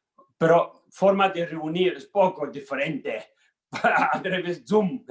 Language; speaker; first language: Spanish; non-native, learner; Tibetan